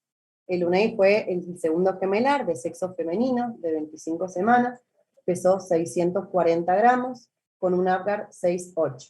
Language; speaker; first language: Spanish; native; Spanish